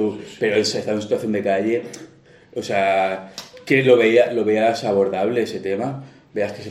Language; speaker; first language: Spanish; native; Spanish